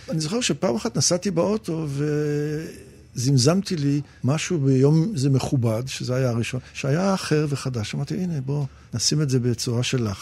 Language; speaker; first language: Hebrew; early bilingual, other home language; English